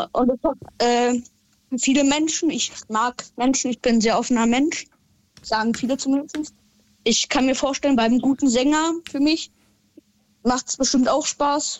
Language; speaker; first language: German; native; German